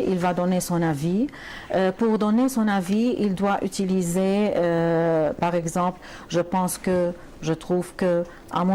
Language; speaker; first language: French; non-native, fluent; Arabic